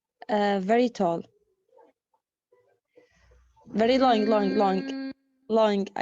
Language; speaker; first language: English; non-native, learner; Arabic